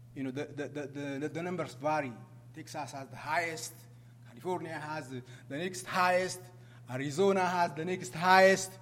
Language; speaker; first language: English; non-native, fluent; Amharic